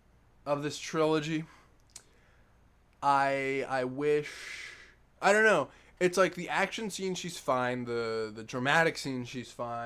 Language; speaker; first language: English; native; English